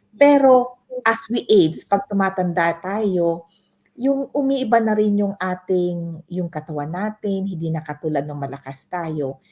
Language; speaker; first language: Filipino; non-native, local second language; Bikol